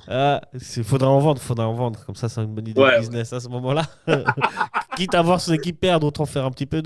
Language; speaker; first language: French; native; French